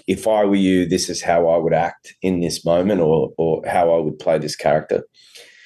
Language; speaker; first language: English; native; English